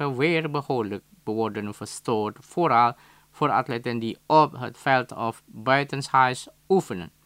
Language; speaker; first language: Dutch; non-native, fluent; Indonesian